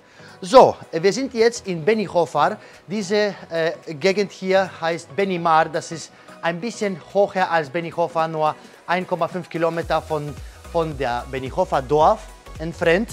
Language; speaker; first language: German; non-native, learner; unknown